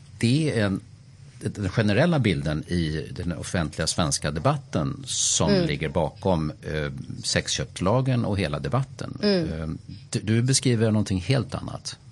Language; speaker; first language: Swedish; native; Swedish